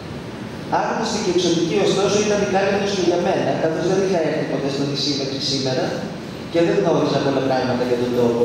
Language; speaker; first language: Greek; native; Greek